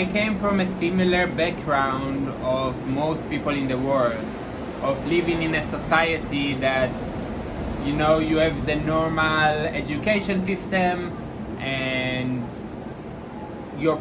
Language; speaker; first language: English; non-native, fluent; Hebrew